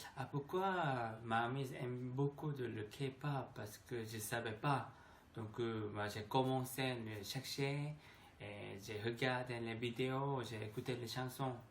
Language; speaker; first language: French; non-native, learner; Korean